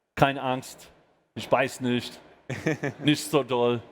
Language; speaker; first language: German; non-native, learner; English